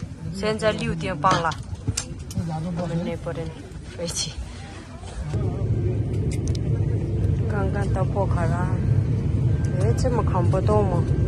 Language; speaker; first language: Chinese; non-native, learner; Nepali